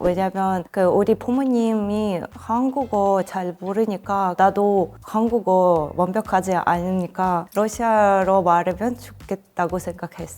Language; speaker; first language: Korean; non-native, learner; Russian